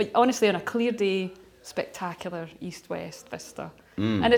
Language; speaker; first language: English; native; English